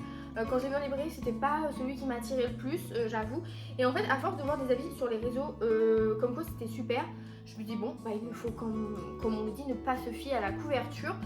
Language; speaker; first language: French; native; French